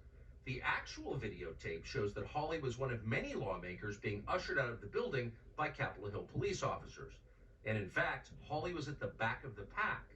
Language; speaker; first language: English; native; English